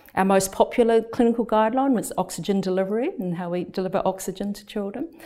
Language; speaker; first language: English; native; English